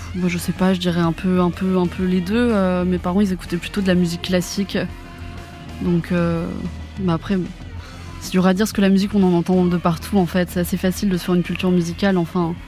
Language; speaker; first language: French; native; French